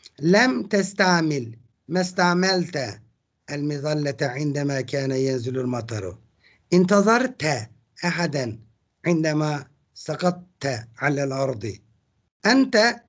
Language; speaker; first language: Arabic; non-native, fluent; Turkish